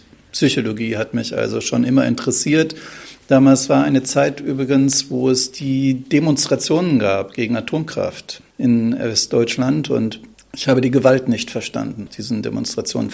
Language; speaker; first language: German; native; German